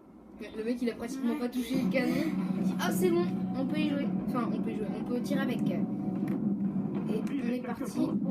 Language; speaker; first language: French; native; French